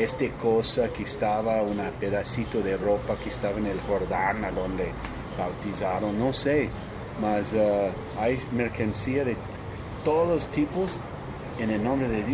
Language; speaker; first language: Spanish; non-native, fluent; Portuguese